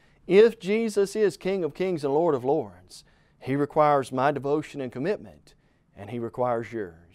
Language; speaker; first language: English; native; English